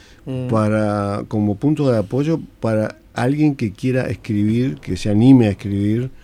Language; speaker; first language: Spanish; native; Spanish